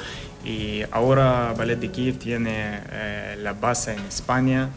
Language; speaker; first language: Spanish; non-native, learner; Ukrainian